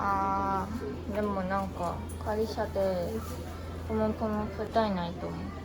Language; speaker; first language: Japanese; non-native, fluent; Korean